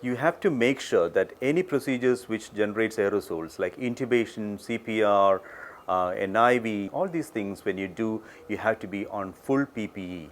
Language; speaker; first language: English; non-native, local second language; Malayalam